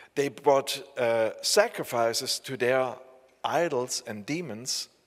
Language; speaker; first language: English; non-native, fluent; German